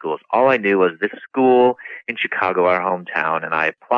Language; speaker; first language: English; native; English